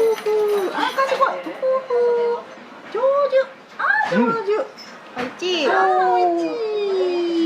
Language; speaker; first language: Japanese; native; Japanese